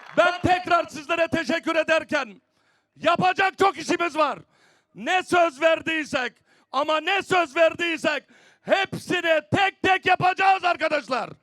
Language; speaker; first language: Turkish; native; Turkish